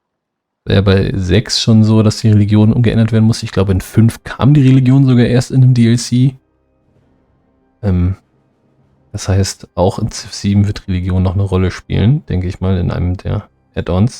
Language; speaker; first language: German; native; German